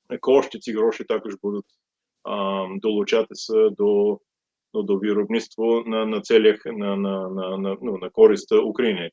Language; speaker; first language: Ukrainian; non-native, fluent; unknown